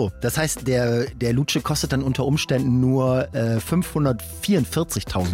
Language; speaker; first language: German; native; German